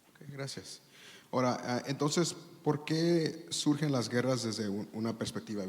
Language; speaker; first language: Spanish; early bilingual, heritage; Spanish